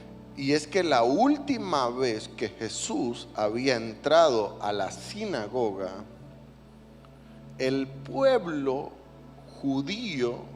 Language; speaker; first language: Spanish; native; Spanish